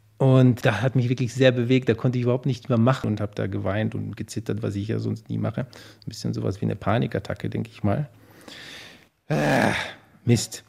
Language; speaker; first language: German; early bilingual, other home language; Polish